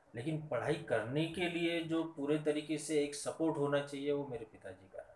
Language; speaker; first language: Hindi; non-native, local second language; Marathi